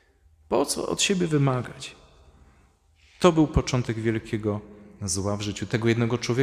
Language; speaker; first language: Polish; native; Polish